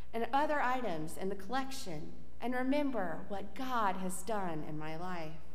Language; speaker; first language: English; native; English